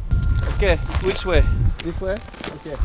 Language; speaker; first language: English; non-native, fluent; French